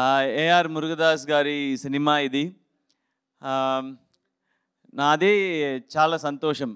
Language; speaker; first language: Telugu; non-native, learner; Tamil